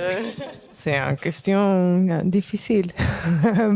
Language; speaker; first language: French; non-native, fluent; Spanish